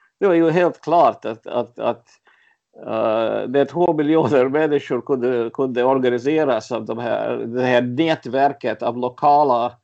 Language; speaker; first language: Swedish; early bilingual, other home language; Latvian